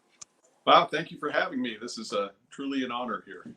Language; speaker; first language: English; native; English